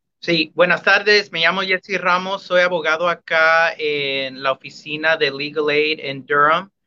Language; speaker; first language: Spanish; early bilingual, heritage; Spanish